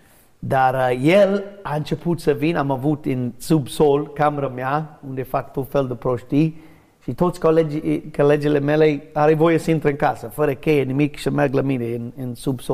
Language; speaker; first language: Romanian; non-native, learner; English